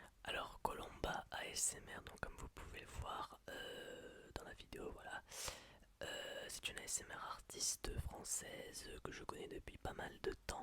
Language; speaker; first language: French; native; French